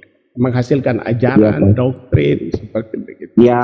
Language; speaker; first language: Indonesian; native; Indonesian